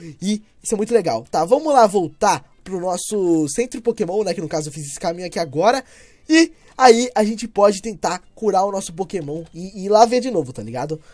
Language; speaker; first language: Portuguese; native; Portuguese